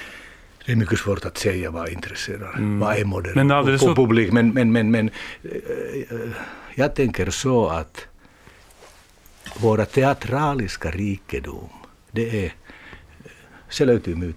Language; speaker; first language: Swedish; non-native, learner; Finnish